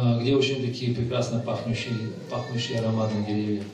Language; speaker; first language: Russian; native; Russian